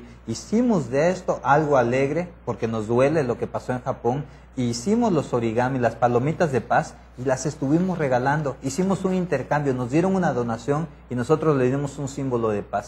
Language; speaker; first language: Spanish; native; Spanish